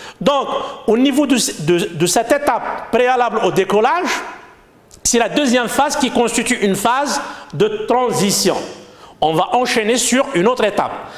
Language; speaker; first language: French; non-native, local second language; Arabic